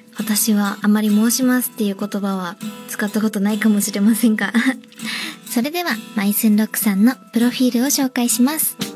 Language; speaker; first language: Japanese; native; Japanese